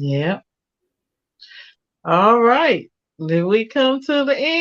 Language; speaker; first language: English; native; English